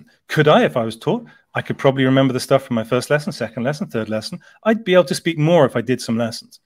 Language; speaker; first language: English; native; English